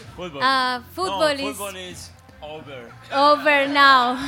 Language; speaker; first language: English; non-native, learner; Spanish